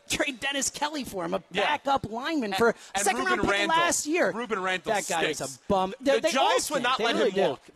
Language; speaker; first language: English; native; English